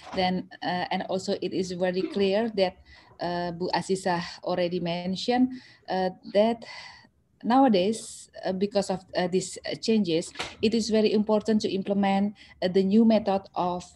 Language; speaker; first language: English; non-native, fluent; Indonesian